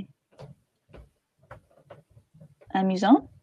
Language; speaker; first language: French; non-native, learner; English